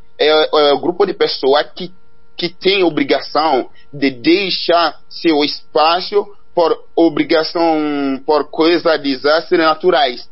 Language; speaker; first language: Portuguese; non-native, fluent; Haitian Creole